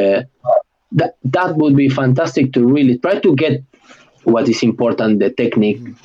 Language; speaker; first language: English; non-native, fluent; Spanish